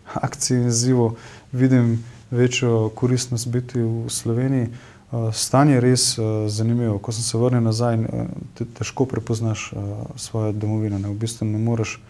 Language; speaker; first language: Slovenian; non-native, local second language; Bosnian